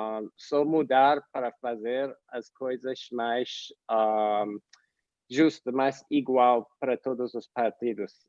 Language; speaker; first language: Portuguese; non-native, fluent; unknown